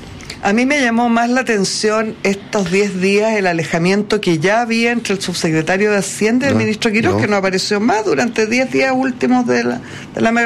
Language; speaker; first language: Spanish; native; Spanish